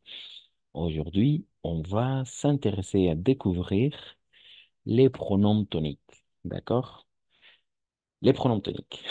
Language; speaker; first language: French; non-native, fluent; Spanish